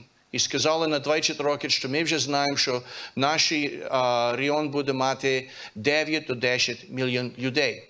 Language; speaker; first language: Ukrainian; early bilingual, heritage; Ukrainian